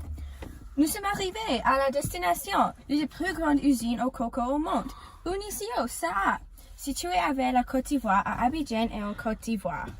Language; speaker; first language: French; non-native, learner; English